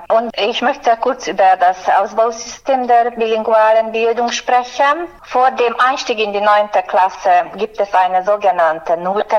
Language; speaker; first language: German; non-native, fluent; Hungarian